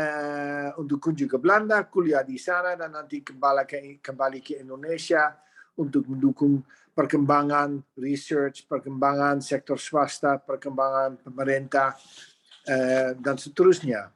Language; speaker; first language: Indonesian; non-native, fluent; Dutch